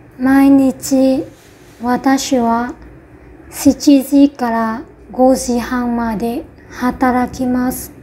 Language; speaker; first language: Japanese; non-native, fluent; Vietnamese